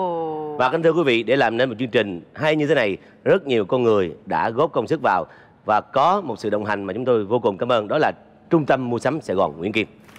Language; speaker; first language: Vietnamese; native; Vietnamese